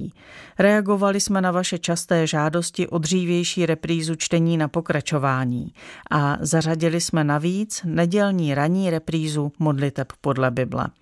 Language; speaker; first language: Czech; native; Czech